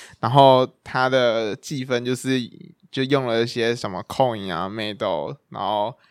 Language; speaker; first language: Chinese; native; Chinese